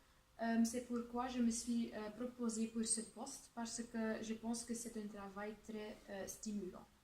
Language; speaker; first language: French; non-native, local second language; Dutch